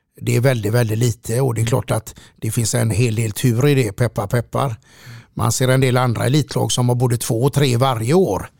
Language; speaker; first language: Swedish; native; Swedish